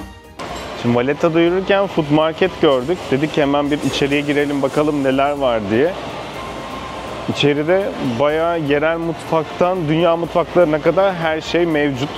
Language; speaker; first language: Turkish; native; Turkish